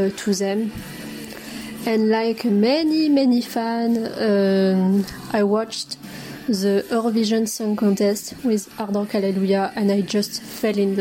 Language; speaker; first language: English; non-native, fluent; French